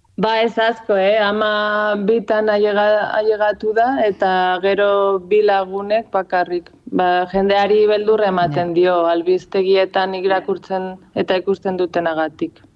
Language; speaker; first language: Basque; non-native, local second language; Spanish